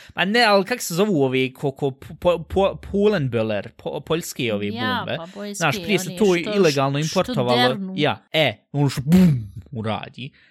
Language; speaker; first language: Bosnian; early bilingual, heritage; Bosnian